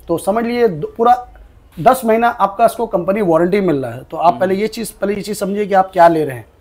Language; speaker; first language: Hindi; non-native, local second language; Bangla